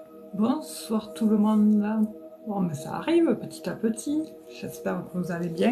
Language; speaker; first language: French; native; French